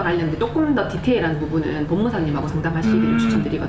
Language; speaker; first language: Korean; native; Korean